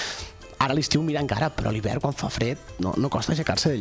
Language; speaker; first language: Catalan; native; Catalan